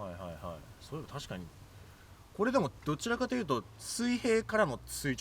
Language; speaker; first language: Japanese; native; Japanese